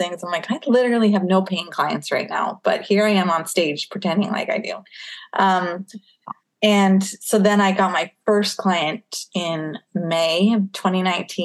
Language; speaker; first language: English; native; English